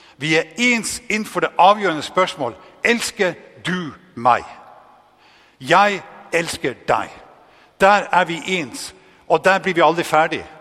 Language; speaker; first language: Norwegian; native; Norwegian